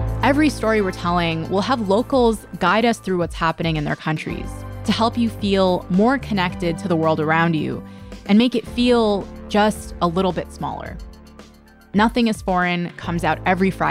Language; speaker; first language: English; native; English